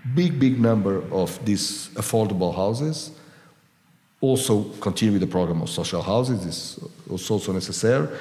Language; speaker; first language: English; non-native, fluent; Portuguese